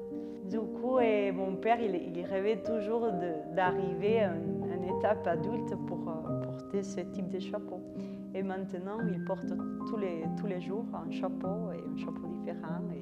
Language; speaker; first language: French; non-native, fluent; Spanish